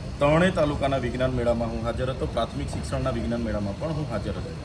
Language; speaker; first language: Gujarati; non-native, local second language; Vasavi